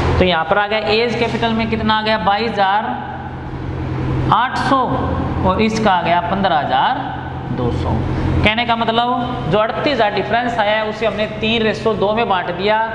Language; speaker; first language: Hindi; native; Hindi